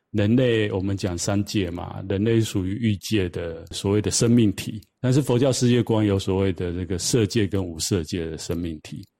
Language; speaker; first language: Chinese; native; Chinese